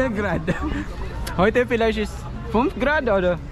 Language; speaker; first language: German; non-native, learner; Filipino